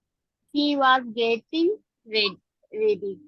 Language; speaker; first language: English; non-native, learner; Hindi